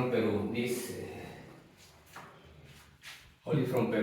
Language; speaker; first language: English; non-native, learner; Spanish